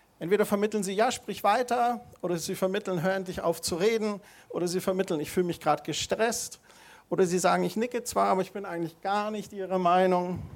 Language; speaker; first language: German; native; German